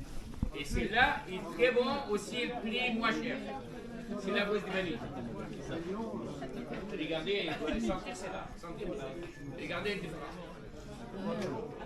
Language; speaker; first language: French; non-native, learner; Arabic